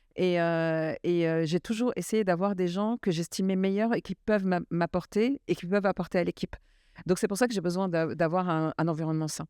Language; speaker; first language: French; early bilingual, other home language; Arabic